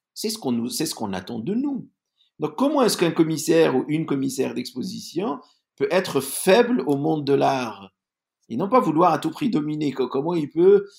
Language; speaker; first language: French; non-native, local second language; Arabic